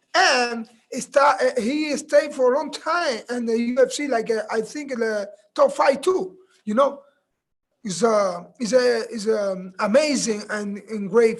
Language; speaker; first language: English; non-native, learner; Spanish